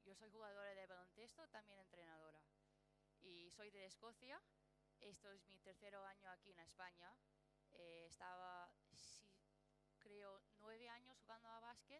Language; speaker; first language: Spanish; non-native, learner; English